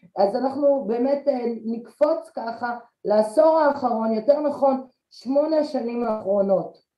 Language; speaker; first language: Hebrew; early bilingual, other home language; Russian